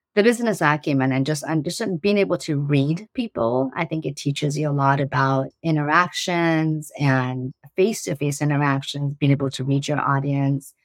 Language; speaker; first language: English; early bilingual, other home language; Persian